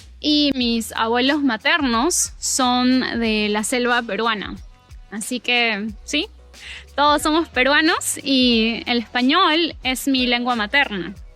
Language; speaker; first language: Spanish; native; Spanish